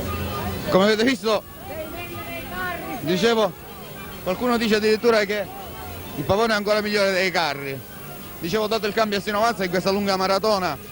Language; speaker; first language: Italian; native; Italian